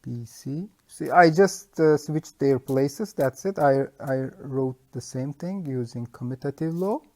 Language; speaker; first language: English; non-native, fluent; Turkish